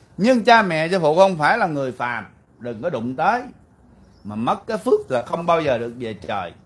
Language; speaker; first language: Vietnamese; early bilingual, heritage; Vietnamese